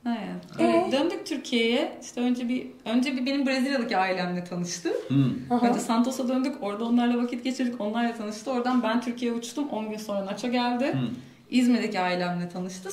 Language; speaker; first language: Turkish; native; Turkish